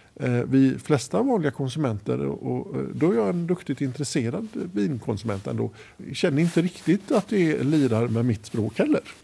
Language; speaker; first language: Swedish; native; Swedish